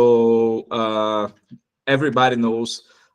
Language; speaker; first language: English; non-native, fluent; Portuguese